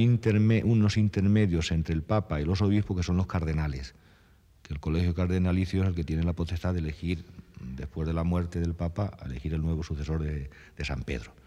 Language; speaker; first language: Spanish; native; Spanish